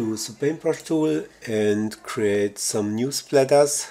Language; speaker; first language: English; non-native, fluent; German